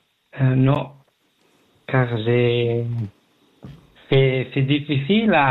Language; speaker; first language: French; non-native, learner; Pashto